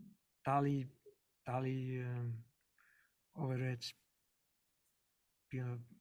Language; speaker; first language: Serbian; non-native, learner; English